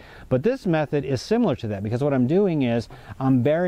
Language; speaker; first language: English; native; English